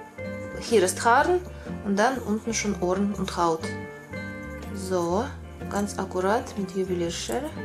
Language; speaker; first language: German; non-native, learner; Russian